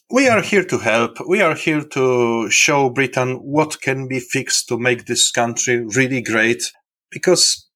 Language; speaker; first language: English; non-native, fluent; Polish